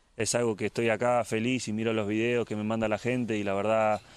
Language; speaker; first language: Spanish; native; Spanish